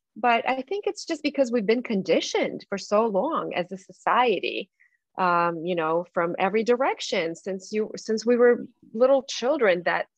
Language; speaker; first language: English; non-native, fluent; Russian